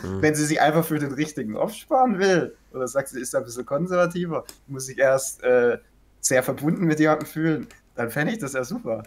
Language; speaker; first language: German; native; German